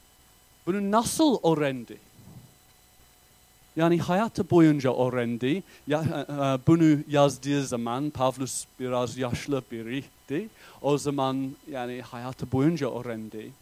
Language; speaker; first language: Turkish; non-native, fluent; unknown